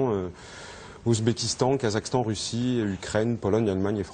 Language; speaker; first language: French; native; French